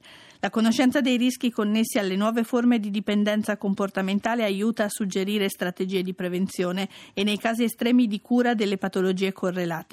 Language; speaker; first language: Italian; native; Italian